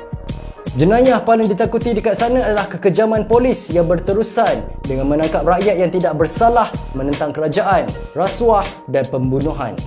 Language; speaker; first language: Malay; native; Malay